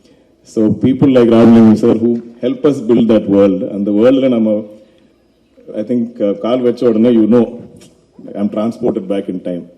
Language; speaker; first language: Tamil; non-native, local second language; Malayalam